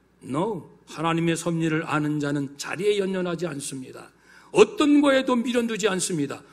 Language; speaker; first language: Korean; native; Korean